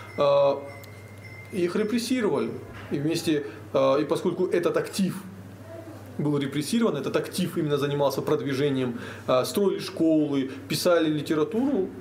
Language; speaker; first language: Russian; native; Russian